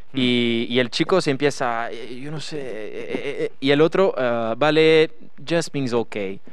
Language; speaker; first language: Spanish; non-native, fluent; Portuguese